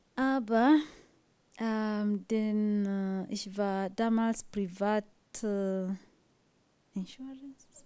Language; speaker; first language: German; non-native, learner; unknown